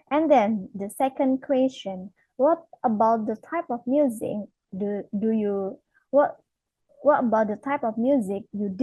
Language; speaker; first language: English; non-native, fluent; Indonesian